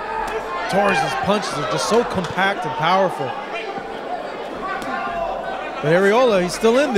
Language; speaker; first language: English; native; English